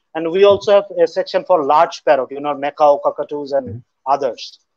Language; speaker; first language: English; non-native, local second language; Bangla